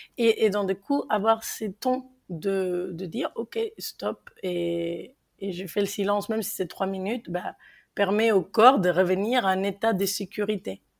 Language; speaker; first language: French; non-native, fluent; Spanish